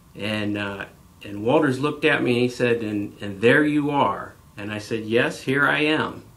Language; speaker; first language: English; native; English